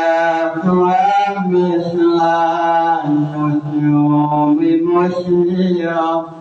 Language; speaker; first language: Arabic; non-native, fluent; Indonesian